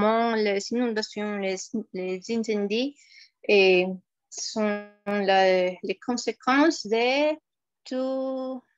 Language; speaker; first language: French; non-native, fluent; Spanish